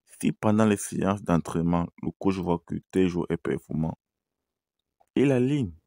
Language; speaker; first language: French; native; French